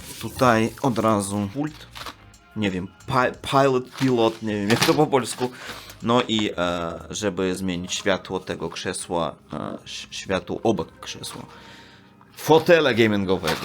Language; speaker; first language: Polish; non-native, learner; Russian